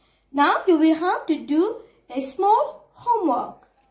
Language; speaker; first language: English; non-native, local second language; Morisyen